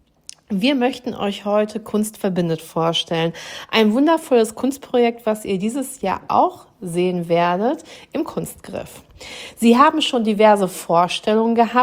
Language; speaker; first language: German; native; German